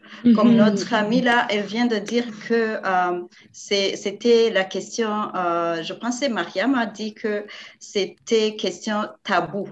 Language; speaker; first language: French; non-native, local second language; Rundi